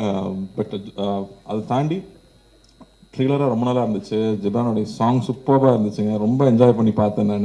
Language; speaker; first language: Tamil; native; Tamil